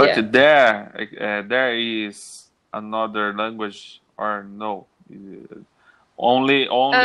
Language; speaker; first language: English; non-native, learner; Portuguese